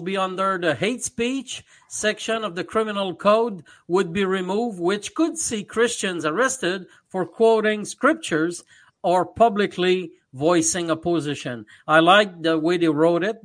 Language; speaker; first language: English; native; English